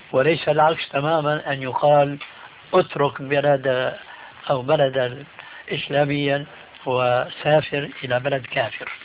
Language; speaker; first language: Arabic; early bilingual, other home language; Albanian